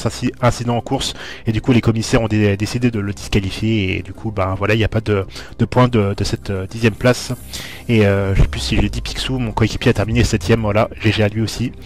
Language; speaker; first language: French; native; French